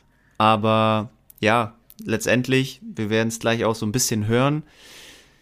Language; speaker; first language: German; native; German